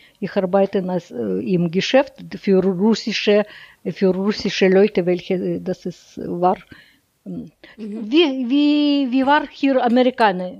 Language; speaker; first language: German; non-native, learner; Russian